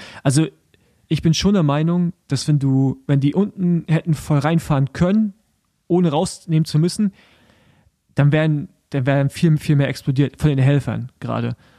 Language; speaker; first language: German; native; German